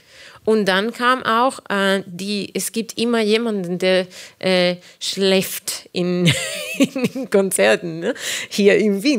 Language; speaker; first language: German; non-native, fluent; Spanish